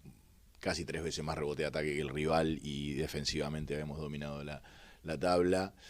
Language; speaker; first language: Spanish; native; Spanish